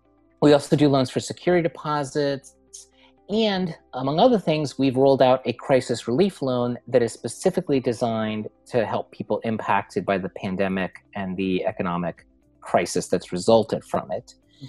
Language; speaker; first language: English; native; English